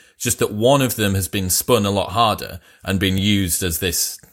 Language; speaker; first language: English; native; English